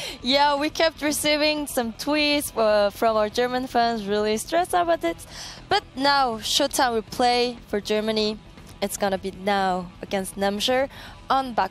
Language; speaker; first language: English; non-native, fluent; French